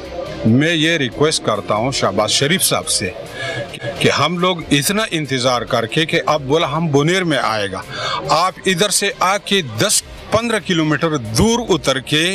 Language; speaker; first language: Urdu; non-native, local second language; Pashto